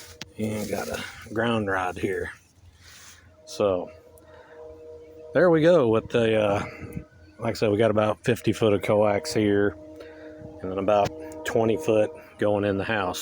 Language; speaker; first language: English; native; English